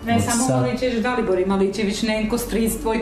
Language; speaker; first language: Serbian; native; Serbian